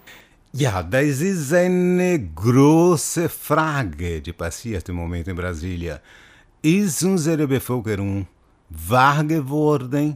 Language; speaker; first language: German; non-native, fluent; Portuguese